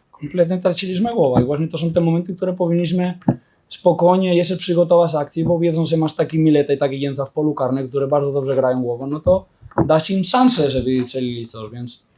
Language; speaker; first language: Polish; non-native, fluent; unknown